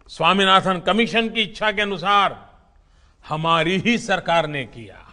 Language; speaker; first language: Hindi; non-native, local second language; Gujarati